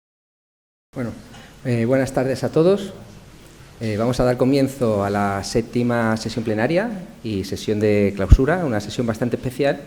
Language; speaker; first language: Spanish; native; Spanish